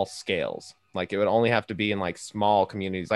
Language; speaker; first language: English; native; English